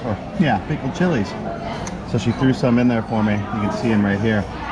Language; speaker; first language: English; native; English